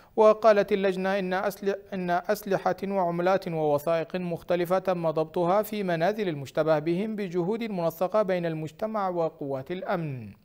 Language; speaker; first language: Arabic; non-native, fluent; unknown